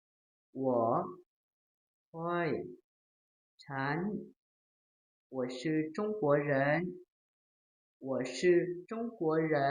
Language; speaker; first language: Chinese; non-native, learner; Lao